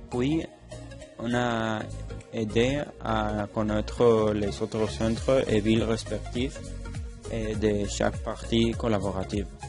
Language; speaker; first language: French; non-native, learner; Spanish